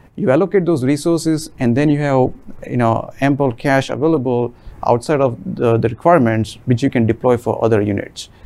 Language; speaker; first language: English; non-native, local second language; Gujarati